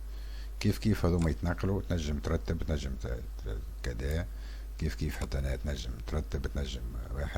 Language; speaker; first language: Arabic; native; Arabic